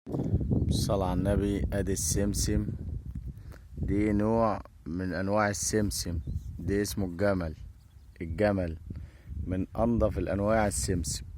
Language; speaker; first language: Arabic; native; Arabic